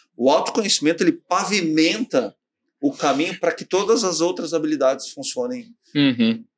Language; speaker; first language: Portuguese; native; Portuguese